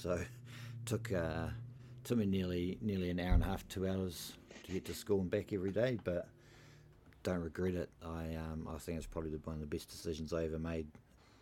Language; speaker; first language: English; native; English